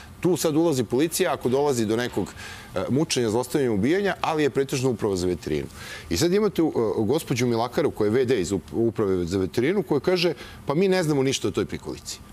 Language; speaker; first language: Serbian; native; Serbian